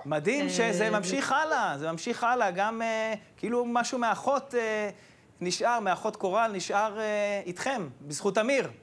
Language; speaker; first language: Hebrew; native; Hebrew